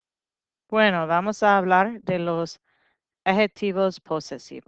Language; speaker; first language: Spanish; non-native, fluent; English